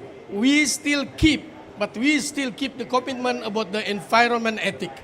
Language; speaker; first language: English; non-native, fluent; Indonesian